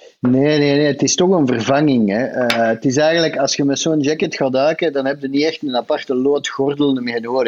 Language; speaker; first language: Dutch; native; Dutch